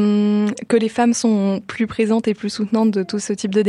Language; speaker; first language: French; native; French